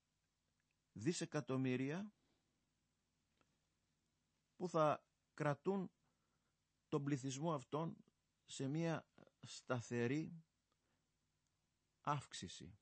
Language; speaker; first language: Greek; native; Greek